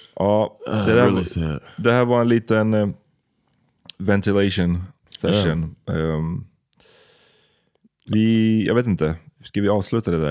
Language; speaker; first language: Swedish; native; Swedish